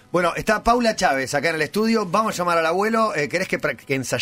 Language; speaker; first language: Spanish; native; Spanish